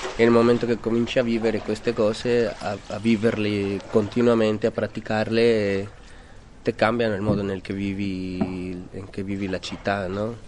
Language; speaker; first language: Italian; non-native, fluent; Spanish